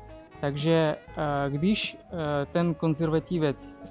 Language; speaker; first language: Czech; non-native, fluent; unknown